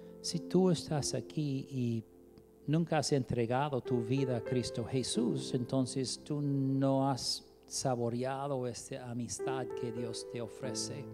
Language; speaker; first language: Spanish; non-native, fluent; English